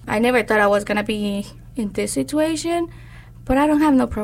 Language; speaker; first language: English; non-native, fluent; Spanish